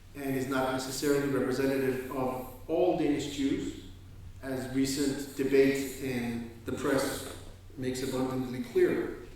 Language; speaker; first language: English; non-native, fluent; Danish